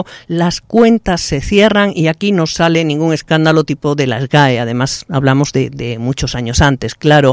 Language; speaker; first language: Spanish; native; Spanish